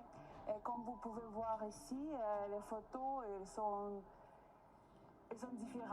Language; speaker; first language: French; non-native, learner; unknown